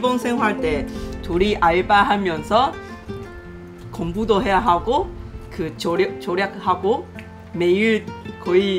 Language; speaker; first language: Korean; non-native, learner; Chinese